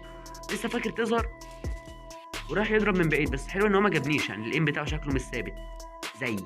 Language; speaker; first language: Arabic; native; Arabic